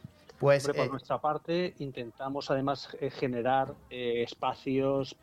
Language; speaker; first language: Spanish; native; Spanish